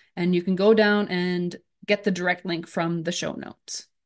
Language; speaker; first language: English; native; English